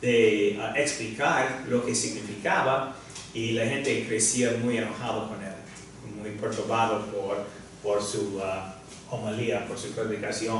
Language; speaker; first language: Spanish; non-native, fluent; English